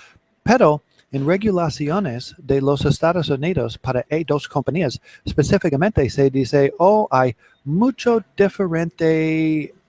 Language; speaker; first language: Spanish; non-native, learner; English